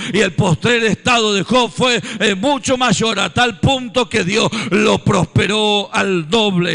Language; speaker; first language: Spanish; native; Spanish